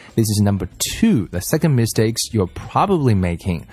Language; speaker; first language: English; non-native, fluent; Chinese